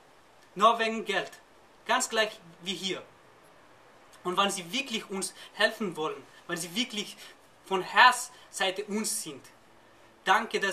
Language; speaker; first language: German; non-native, learner; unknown